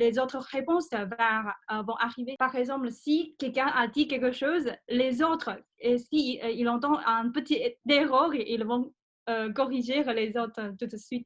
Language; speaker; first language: French; non-native, fluent; Chinese